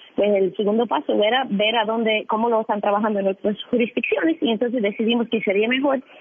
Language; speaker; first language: Spanish; non-native, fluent; English